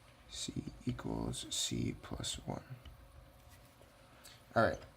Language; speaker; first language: English; native; English